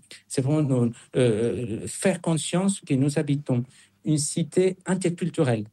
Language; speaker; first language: French; non-native, fluent; Spanish